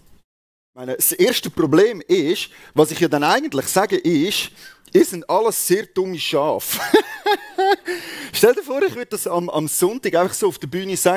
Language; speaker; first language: German; native; German